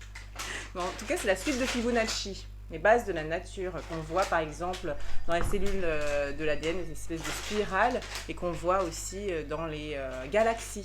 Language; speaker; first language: French; native; French